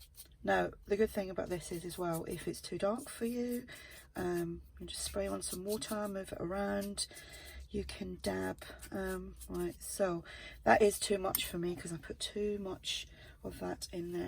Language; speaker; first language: English; native; English